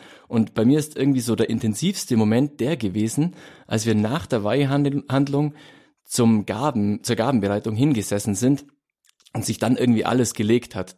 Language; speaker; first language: German; native; German